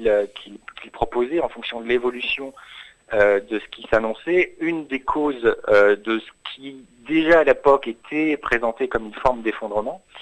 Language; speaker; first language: French; native; French